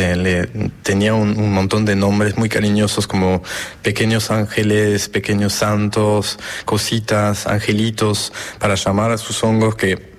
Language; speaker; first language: Spanish; non-native, fluent; French